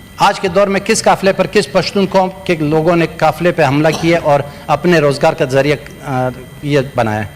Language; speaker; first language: Urdu; non-native, local second language; Pashto